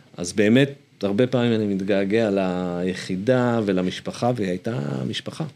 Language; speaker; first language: Hebrew; native; Hebrew